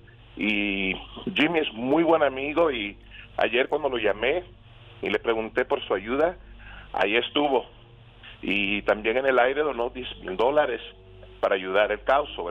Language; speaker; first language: Spanish; early bilingual, other home language; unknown